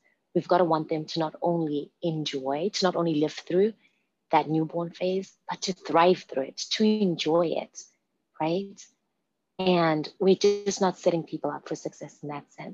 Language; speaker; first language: English; non-native, local second language; Shona